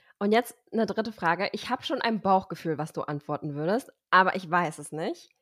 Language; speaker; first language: German; native; German